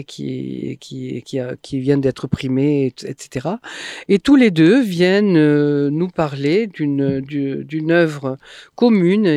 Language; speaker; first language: French; native; French